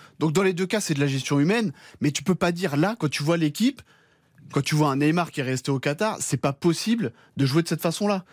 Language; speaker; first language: French; native; French